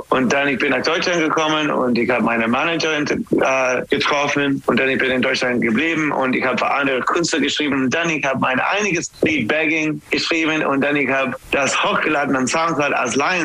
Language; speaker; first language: German; non-native, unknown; English